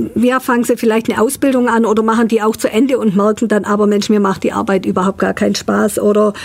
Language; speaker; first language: German; native; German